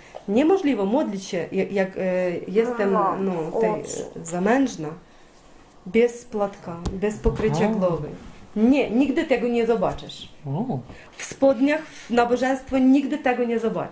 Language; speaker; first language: Polish; non-native, learner; Ukrainian